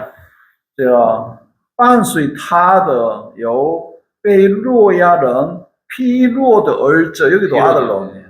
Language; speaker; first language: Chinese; non-native, fluent; Korean